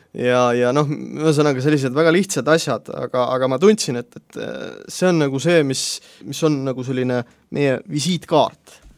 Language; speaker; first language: Estonian; native; Estonian